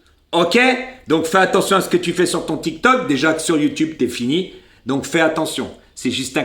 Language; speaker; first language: French; native; French